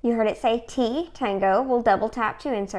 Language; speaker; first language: English; native; English